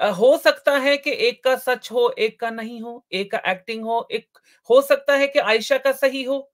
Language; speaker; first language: Hindi; native; Hindi